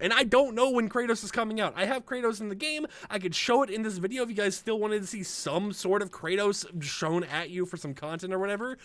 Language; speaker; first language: English; native; English